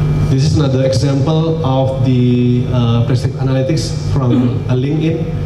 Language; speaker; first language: English; non-native, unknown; Indonesian